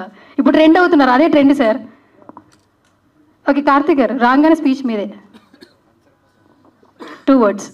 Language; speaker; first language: Telugu; native; Telugu